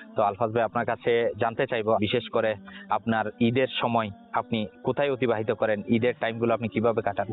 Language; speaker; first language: Bangla; native; Bangla